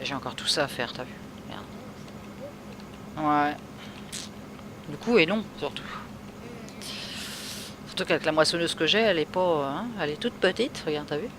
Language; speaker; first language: French; native; French